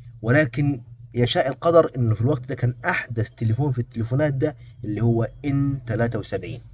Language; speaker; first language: Arabic; native; Arabic